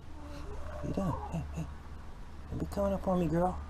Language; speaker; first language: English; native; English